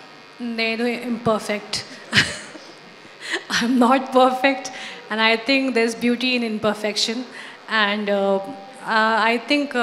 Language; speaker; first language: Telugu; non-native, fluent; Hindi